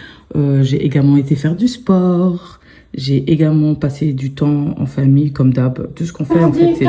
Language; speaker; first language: French; native; French